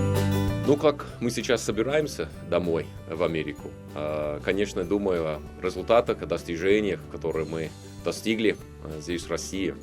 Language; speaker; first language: Russian; non-native, fluent; English